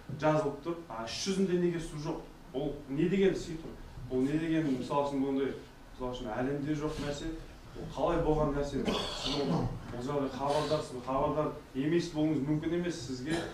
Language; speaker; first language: Kazakh; native; Kazakh